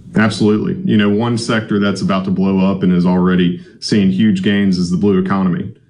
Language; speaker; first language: English; native; English